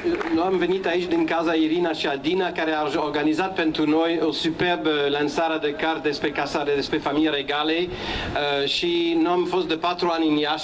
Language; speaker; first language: Romanian; non-native, learner; French